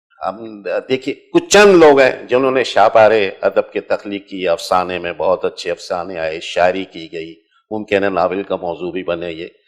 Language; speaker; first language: Urdu; non-native, local second language; Pashto